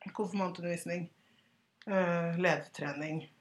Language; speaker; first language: Norwegian; early bilingual, other home language; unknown